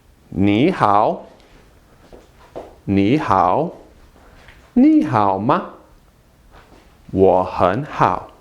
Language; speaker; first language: Chinese; non-native, fluent; English